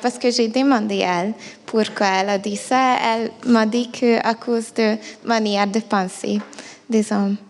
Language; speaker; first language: French; non-native, fluent; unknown